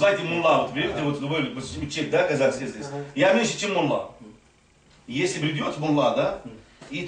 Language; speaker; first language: Russian; non-native, fluent; Arabic